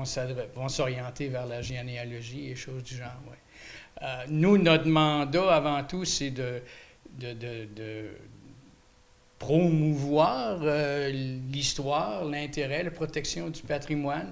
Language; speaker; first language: French; native; French